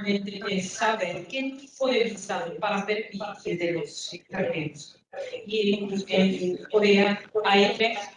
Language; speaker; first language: Spanish; non-native, learner; Korean